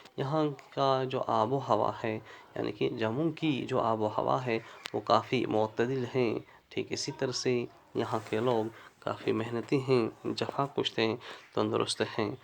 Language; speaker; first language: Urdu; non-native, local second language; Kashmiri